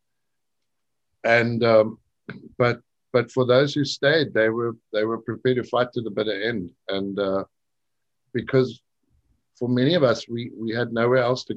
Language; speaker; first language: English; native; English